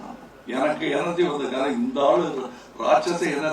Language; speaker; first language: Tamil; native; Tamil